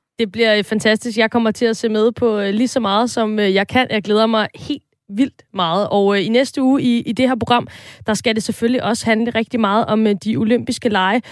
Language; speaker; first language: Danish; native; Danish